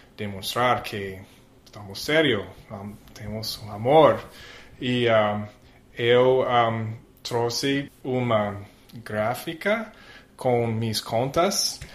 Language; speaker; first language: Portuguese; non-native, learner; English